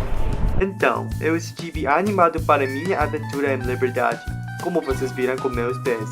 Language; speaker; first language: Portuguese; non-native, learner; English